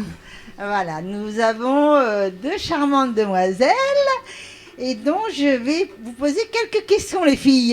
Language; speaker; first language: French; native; French